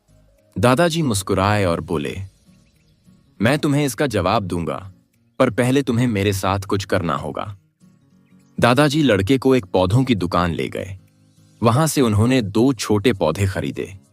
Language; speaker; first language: Hindi; native; Hindi